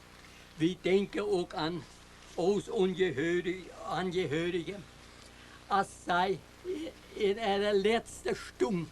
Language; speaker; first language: German; early bilingual, heritage; German